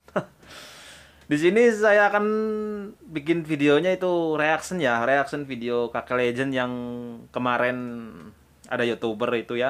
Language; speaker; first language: Indonesian; native; Indonesian